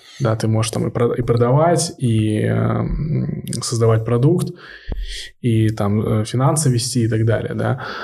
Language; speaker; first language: Russian; early bilingual, heritage; Russian